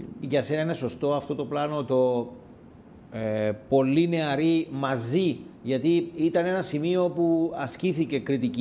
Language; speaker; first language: Greek; native; Greek